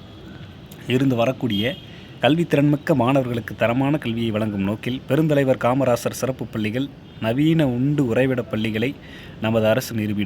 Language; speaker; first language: Tamil; native; Tamil